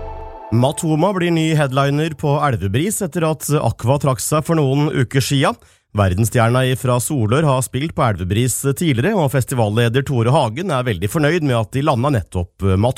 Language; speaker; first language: Norwegian; native; Norwegian